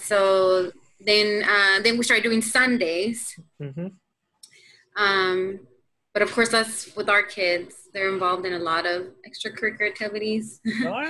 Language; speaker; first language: English; native; English